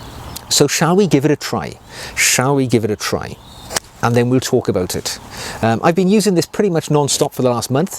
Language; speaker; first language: English; native; English